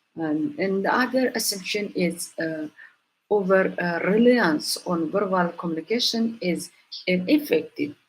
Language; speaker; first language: English; non-native, local second language; Amharic